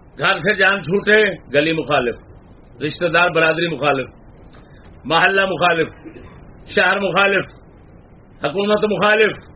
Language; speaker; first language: Urdu; non-native, local second language; Punjabi